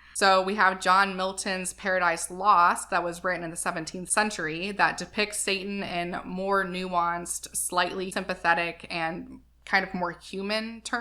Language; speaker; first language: English; native; English